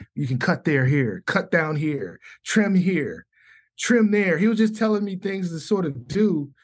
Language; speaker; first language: English; native; English